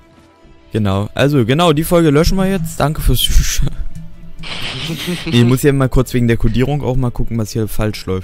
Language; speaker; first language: German; native; German